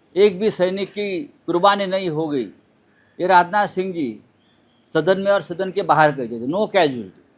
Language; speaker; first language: Hindi; non-native, local second language; Marathi